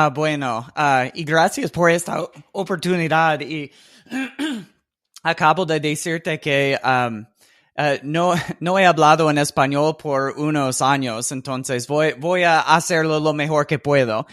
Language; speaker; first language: Spanish; non-native, fluent; English